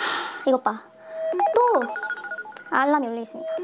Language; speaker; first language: Korean; native; Korean